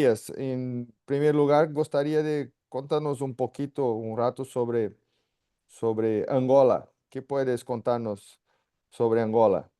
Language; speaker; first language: Spanish; non-native, fluent; Portuguese